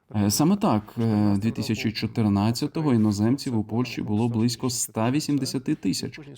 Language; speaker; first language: Ukrainian; non-native, fluent; Polish